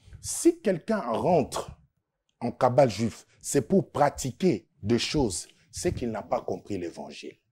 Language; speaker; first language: French; non-native, local second language; Lingala